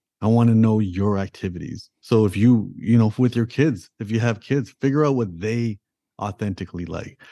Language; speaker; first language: English; early bilingual, other home language; Punjabi